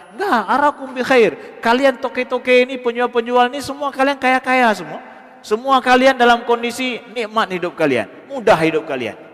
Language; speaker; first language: Malay; non-native, local second language; Achinese